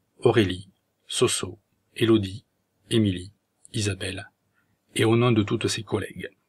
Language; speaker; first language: French; native; French